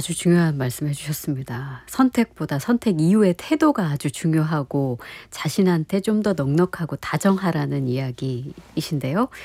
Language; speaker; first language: Korean; native; Korean